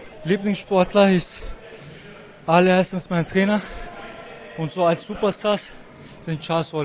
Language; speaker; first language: German; non-native, local second language; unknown